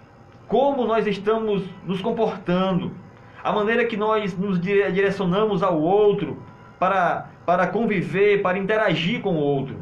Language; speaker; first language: Portuguese; native; Portuguese